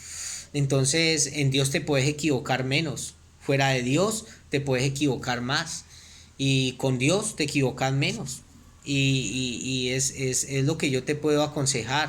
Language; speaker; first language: Spanish; native; Spanish